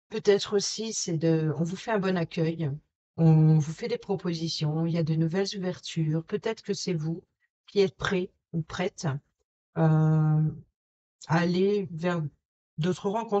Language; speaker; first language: French; native; French